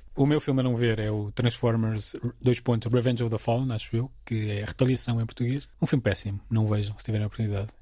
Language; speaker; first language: Portuguese; native; Portuguese